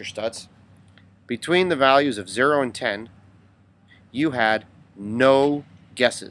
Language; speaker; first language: English; native; English